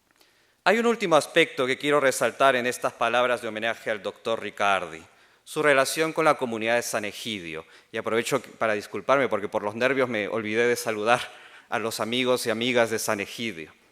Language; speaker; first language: Spanish; native; Spanish